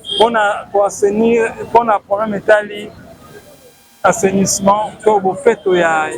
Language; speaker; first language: Lingala; native; Lingala